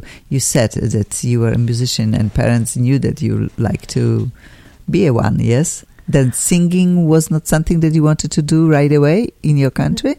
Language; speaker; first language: English; non-native, fluent; Polish